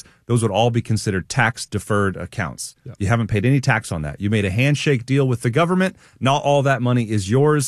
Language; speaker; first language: English; native; English